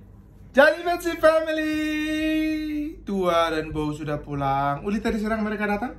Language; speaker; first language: Indonesian; non-native, learner; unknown